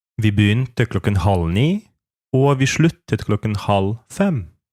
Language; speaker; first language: Norwegian; non-native, fluent; Polish